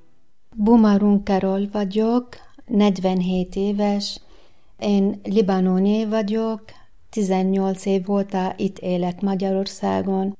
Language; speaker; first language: Hungarian; non-native, learner; Arabic